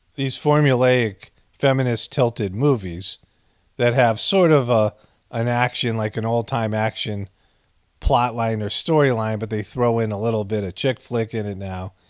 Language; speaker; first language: English; native; English